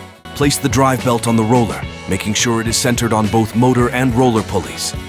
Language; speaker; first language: English; native; English